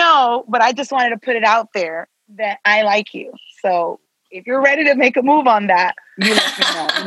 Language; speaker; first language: English; native; English